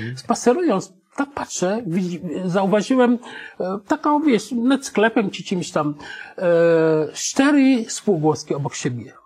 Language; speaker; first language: Polish; non-native, fluent; Wolof